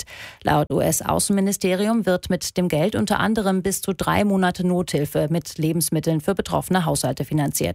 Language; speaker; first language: German; native; German